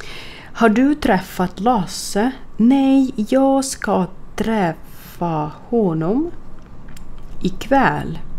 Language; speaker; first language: Swedish; non-native, fluent; Ukrainian